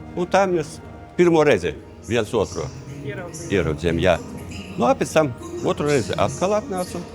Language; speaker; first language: Latvian; native; Latvian